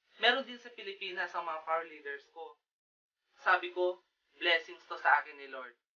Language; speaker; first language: Filipino; non-native, local second language; Iloko